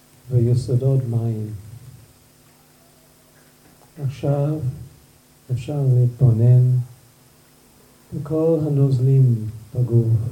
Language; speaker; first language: Hebrew; non-native, fluent; English